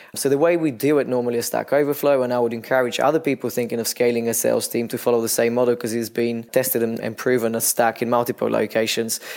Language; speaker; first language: English; non-native, fluent; Bulgarian